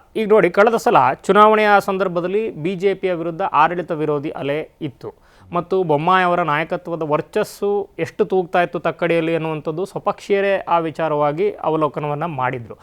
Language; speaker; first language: Kannada; native; Kannada